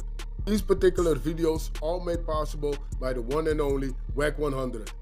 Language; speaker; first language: English; native; English